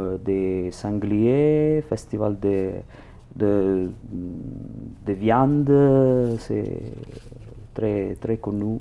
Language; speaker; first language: French; non-native, learner; Italian